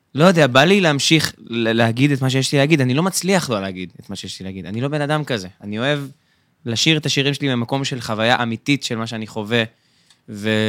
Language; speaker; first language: Hebrew; native; Hebrew